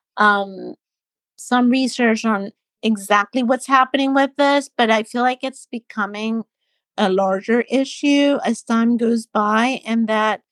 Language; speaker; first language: English; non-native, fluent; Spanish